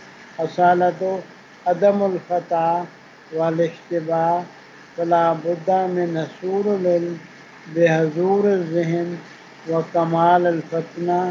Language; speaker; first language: Arabic; non-native, fluent; Urdu